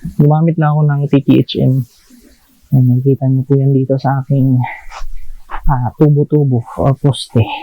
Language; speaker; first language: Filipino; non-native, local second language; Cebuano